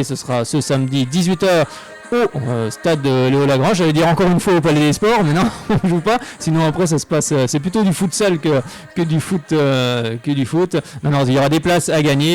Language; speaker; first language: French; native; French